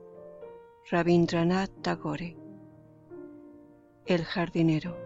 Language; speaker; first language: Spanish; native; Spanish